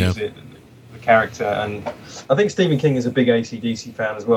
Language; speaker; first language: English; native; English